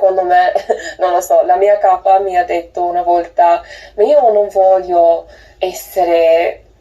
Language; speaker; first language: Italian; non-native, learner; English